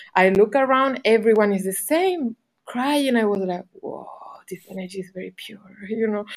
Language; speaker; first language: English; non-native, fluent; Spanish